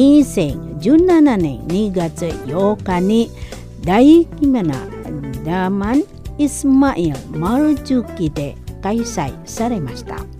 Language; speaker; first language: Japanese; non-native, fluent; Indonesian